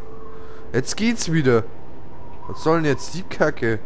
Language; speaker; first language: German; native; German